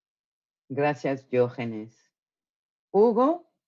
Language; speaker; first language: Spanish; non-native, fluent; French